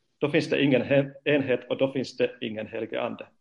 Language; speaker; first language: Swedish; non-native, fluent; Finnish